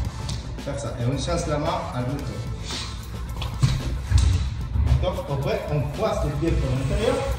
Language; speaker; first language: French; non-native, learner; Spanish